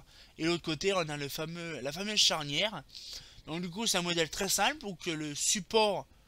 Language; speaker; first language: French; native; French